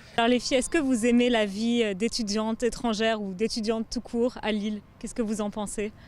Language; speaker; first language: French; native; French